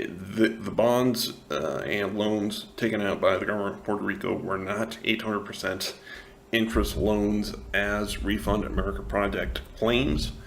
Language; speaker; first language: English; non-native, local second language; Spanish